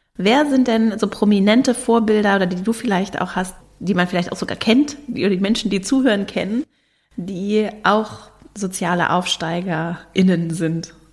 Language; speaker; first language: German; native; German